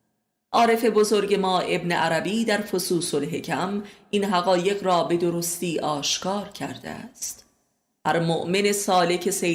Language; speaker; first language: Persian; native; Persian